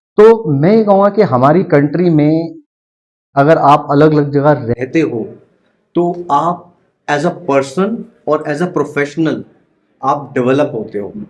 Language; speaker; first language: Hindi; native; Hindi